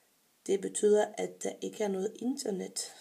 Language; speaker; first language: Danish; non-native, fluent; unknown